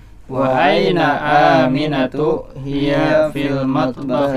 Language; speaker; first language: Arabic; non-native, learner; Indonesian